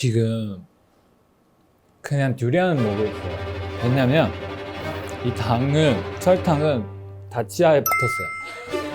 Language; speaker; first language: Korean; non-native, fluent; Chinese